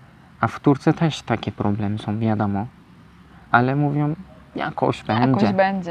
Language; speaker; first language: Polish; non-native, learner; Turkish